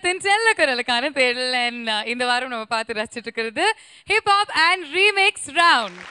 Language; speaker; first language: Tamil; native; Tamil